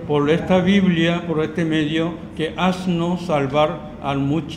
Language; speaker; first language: Spanish; non-native, learner; Korean